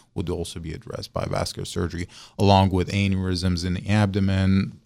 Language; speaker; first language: English; non-native, fluent; Arabic